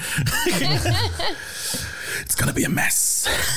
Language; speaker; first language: English; non-native, fluent; German